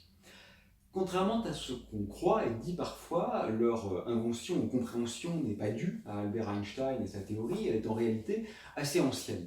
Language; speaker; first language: French; native; French